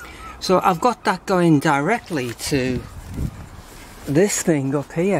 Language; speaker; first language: English; native; English